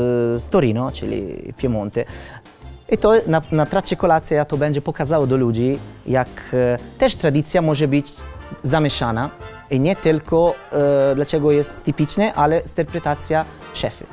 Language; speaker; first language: Polish; non-native, learner; Italian